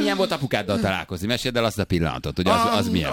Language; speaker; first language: Hungarian; native; Hungarian